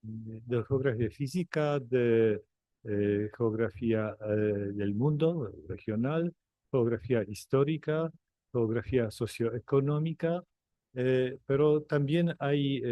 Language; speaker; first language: Spanish; non-native, fluent; Polish